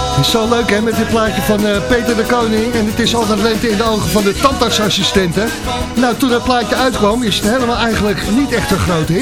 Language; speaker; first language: Dutch; native; Dutch